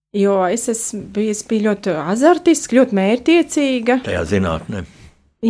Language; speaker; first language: Latvian; native; Latvian